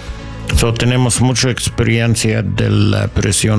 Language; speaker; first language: Spanish; non-native, learner; English